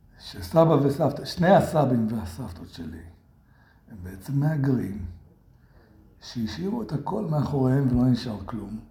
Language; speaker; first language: Hebrew; early bilingual, other home language; English